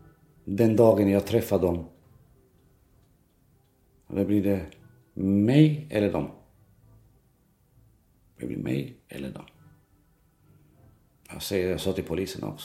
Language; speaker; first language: Swedish; early bilingual, other home language; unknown